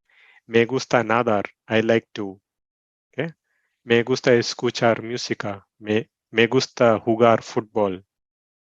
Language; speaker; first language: Spanish; non-native, learner; Malayalam